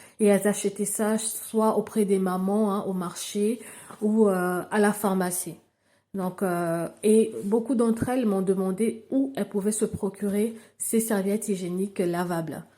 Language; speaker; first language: French; non-native, local second language; Lingala